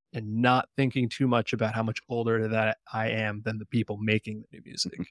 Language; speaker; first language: English; native; English